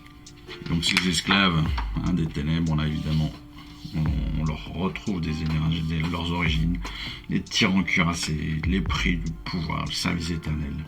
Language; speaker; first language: French; native; French